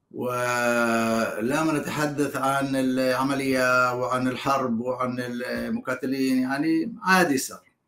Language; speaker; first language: Arabic; non-native, learner; Hebrew